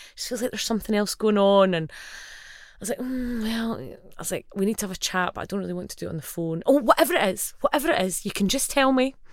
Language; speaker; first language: English; native; English